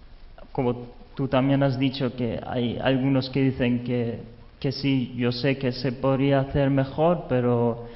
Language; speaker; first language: Spanish; non-native, fluent; German